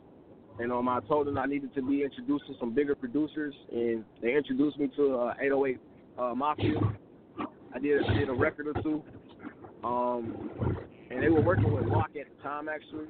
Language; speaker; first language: English; native; English